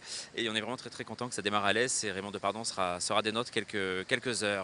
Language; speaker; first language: French; native; French